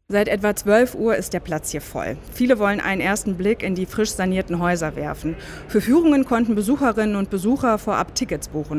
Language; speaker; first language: German; native; German